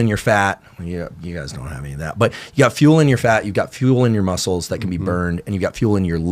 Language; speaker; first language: English; native; English